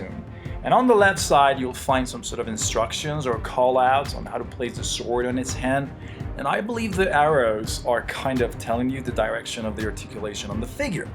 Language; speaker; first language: English; non-native, fluent; Spanish